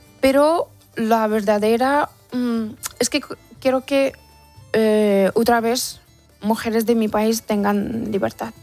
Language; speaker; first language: Spanish; non-native, learner; Persian